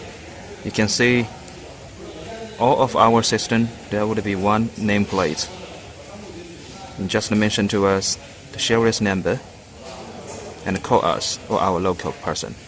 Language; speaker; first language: English; non-native, learner; Chinese